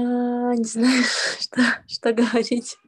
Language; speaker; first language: Russian; non-native, local second language; Kyrgyz